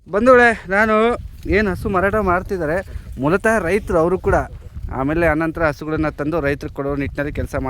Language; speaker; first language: Kannada; native; Kannada